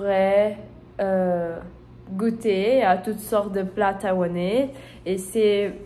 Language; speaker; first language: French; non-native, learner; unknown